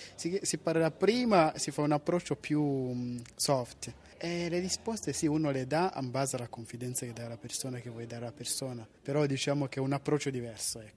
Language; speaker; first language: Italian; non-native, fluent; Kinyarwanda